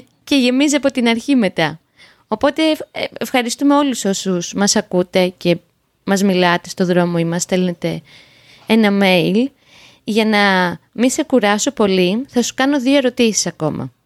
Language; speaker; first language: Greek; native; Greek